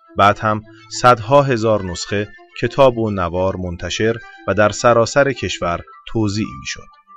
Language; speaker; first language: Persian; native; Persian